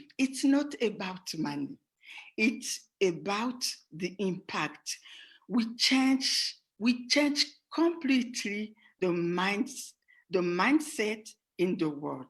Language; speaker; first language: English; non-native, fluent; Rundi